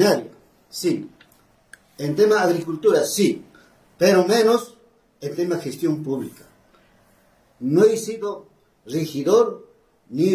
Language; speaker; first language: Spanish; native; Spanish